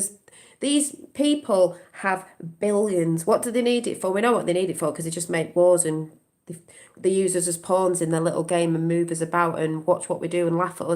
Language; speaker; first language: English; native; English